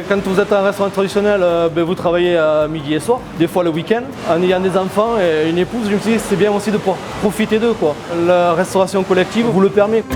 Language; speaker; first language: French; native; French